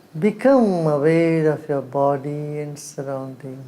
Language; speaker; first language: English; non-native, local second language; Hindi